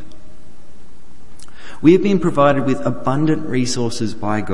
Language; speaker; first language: English; native; English